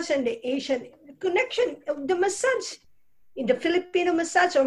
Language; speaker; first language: English; non-native, local second language; Bikol